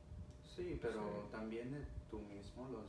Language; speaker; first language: Spanish; early bilingual, other home language; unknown